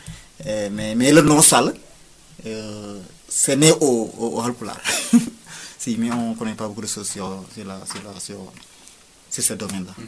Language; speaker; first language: French; non-native, local second language; Wolof